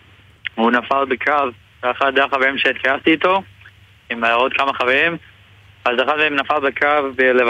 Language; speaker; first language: Hebrew; non-native, fluent; English